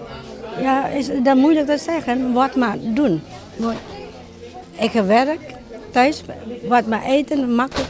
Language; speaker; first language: Dutch; non-native, learner; Indonesian